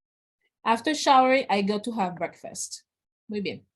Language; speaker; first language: English; non-native, learner; Spanish